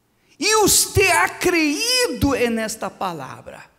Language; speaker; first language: Portuguese; non-native, fluent; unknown